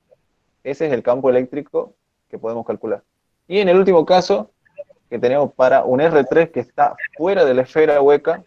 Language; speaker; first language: Spanish; native; Spanish